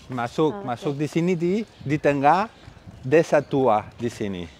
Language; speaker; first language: Indonesian; non-native, learner; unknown